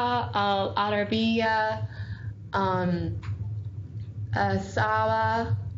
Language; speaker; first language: Arabic; non-native, learner; English